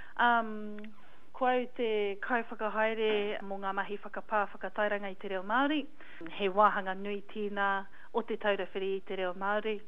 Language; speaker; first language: Māori; non-native, local second language; English